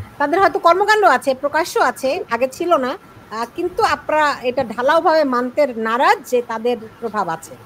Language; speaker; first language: Bangla; native; Bangla